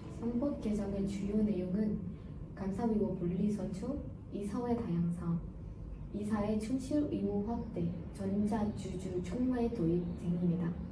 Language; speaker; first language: Korean; non-native, learner; Burmese